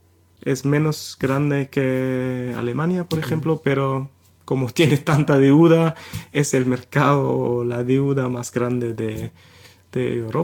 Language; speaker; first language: Spanish; non-native, fluent; German